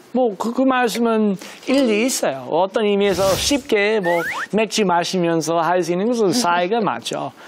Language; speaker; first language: Korean; non-native, fluent; English